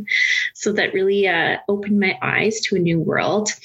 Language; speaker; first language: English; native; English